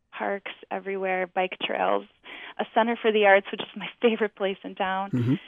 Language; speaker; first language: English; native; English